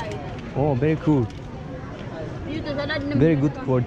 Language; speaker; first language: English; non-native, learner; Japanese